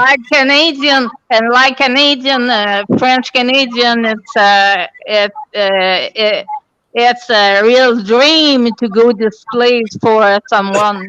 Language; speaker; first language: English; non-native, local second language; French